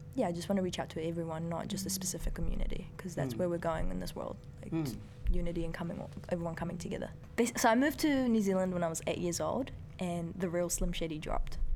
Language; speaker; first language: English; early bilingual, other home language; Persian